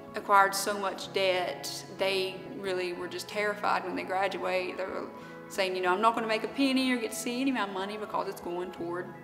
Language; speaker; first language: English; native; English